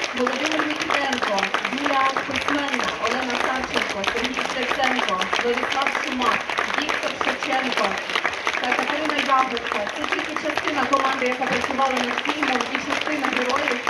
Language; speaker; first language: Ukrainian; native; Ukrainian